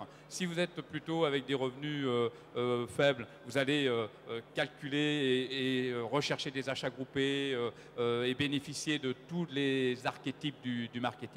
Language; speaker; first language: French; native; French